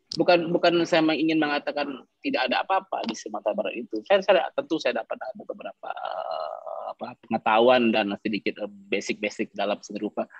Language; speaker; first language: Indonesian; non-native, local second language; Minangkabau